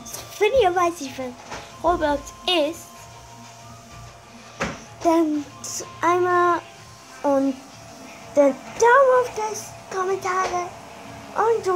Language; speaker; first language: German; non-native, learner; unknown